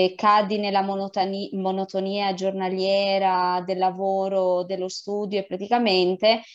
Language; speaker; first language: Italian; non-native, fluent; Albanian